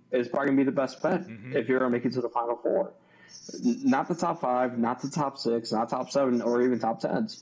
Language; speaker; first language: English; native; English